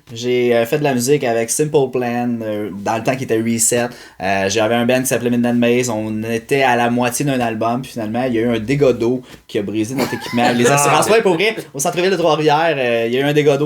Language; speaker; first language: French; native; French